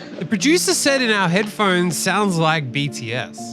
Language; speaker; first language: English; native; English